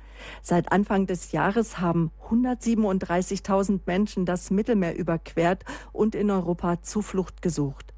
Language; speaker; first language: German; native; German